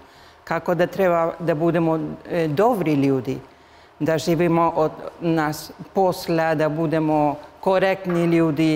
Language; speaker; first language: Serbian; early bilingual, heritage; Spanish